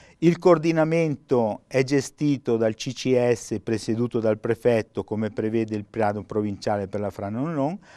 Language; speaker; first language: Italian; native; Italian